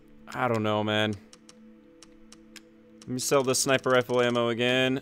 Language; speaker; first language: English; native; English